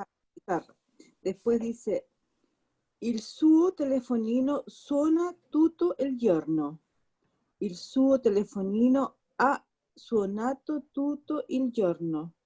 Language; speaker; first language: Italian; non-native, learner; Spanish